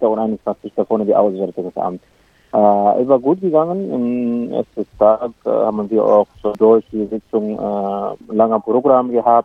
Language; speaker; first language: German; non-native, local second language; Arabic